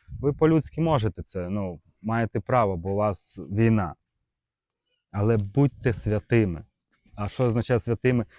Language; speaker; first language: Ukrainian; non-native, local second language; Russian